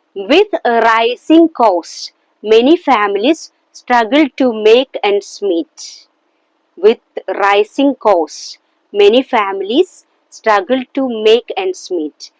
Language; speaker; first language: English; non-native, local second language; Malayalam